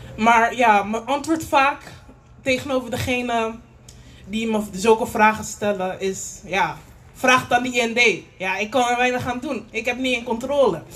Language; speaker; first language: Dutch; native; Dutch